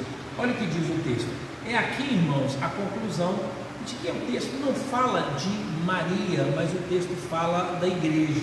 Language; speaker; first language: Portuguese; native; Portuguese